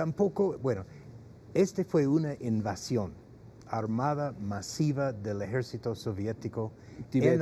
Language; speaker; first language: Spanish; non-native, fluent; English